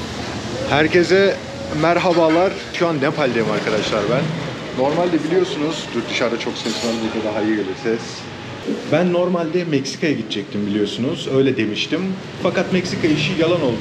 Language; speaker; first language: Turkish; native; Turkish